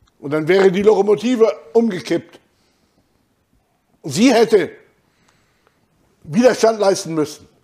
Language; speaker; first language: German; native; German